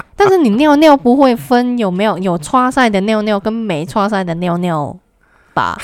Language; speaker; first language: Chinese; non-native, local second language; Cantonese